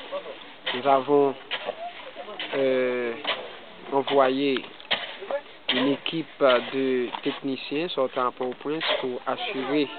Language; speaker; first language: French; non-native, local second language; Haitian Creole